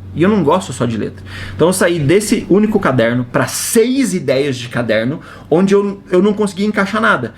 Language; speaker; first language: Portuguese; native; Portuguese